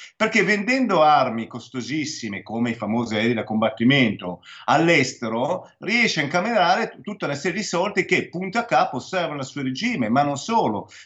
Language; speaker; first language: Italian; native; Italian